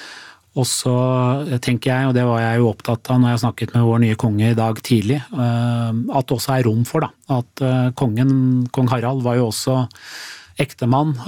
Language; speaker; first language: Norwegian; native; Norwegian